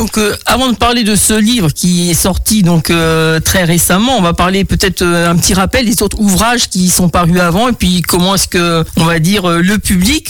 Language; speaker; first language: French; native; French